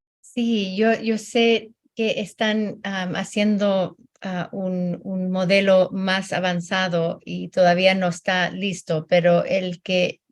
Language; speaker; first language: Spanish; early bilingual, heritage; Spanish